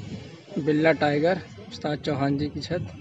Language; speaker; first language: Hindi; native; Hindi